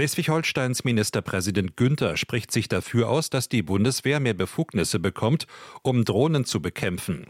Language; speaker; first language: German; native; German